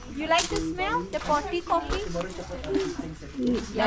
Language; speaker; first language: English; non-native, learner; Balinese